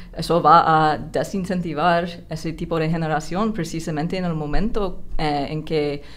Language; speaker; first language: Spanish; non-native, fluent; English